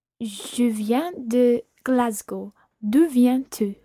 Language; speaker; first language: French; non-native, learner; English